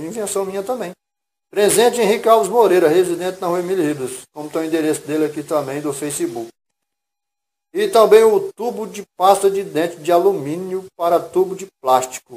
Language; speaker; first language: Portuguese; native; Portuguese